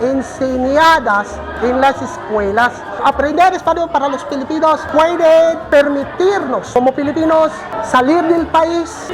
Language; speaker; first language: Spanish; non-native, fluent; Filipino